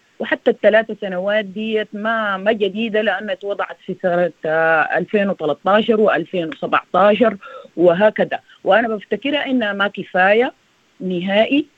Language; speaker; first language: Arabic; native; Arabic